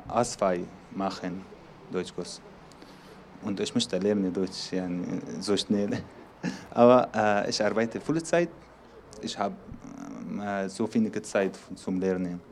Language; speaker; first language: German; non-native, learner; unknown